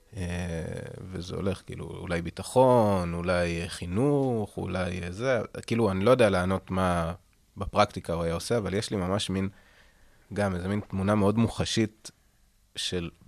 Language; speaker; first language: Hebrew; native; Hebrew